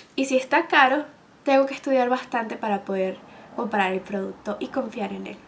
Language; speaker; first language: Spanish; native; Spanish